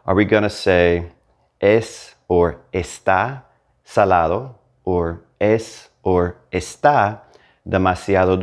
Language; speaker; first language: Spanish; non-native, fluent; English